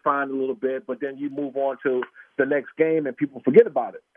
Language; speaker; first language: English; native; English